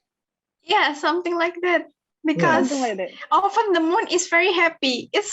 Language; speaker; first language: English; non-native, learner; Indonesian